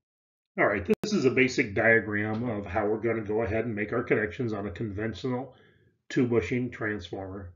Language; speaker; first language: English; native; English